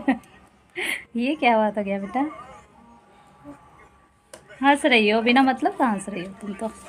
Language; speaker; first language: Hindi; native; Hindi